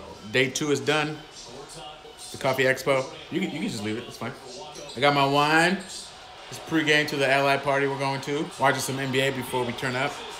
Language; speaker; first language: English; early bilingual, other home language; Spanish